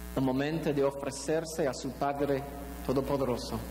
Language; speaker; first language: Spanish; non-native, fluent; English